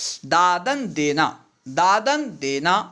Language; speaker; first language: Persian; non-native, fluent; Urdu